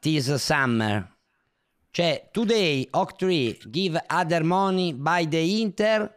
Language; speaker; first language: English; non-native, learner; Italian